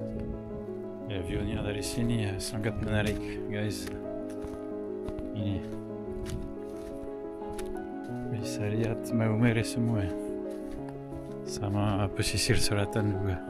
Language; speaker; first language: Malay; non-native, learner; French